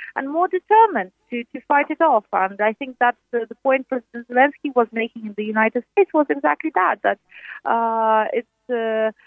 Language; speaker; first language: English; non-native, fluent; Ukrainian